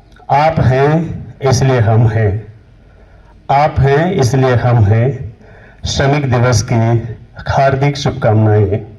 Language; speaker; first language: Hindi; native; Hindi